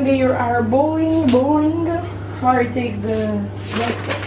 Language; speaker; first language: English; non-native, learner; Italian